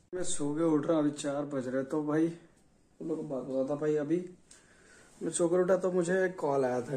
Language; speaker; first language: Hindi; non-native, local second language; Odia